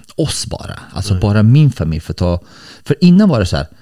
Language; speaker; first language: Swedish; early bilingual, other home language; Bosnian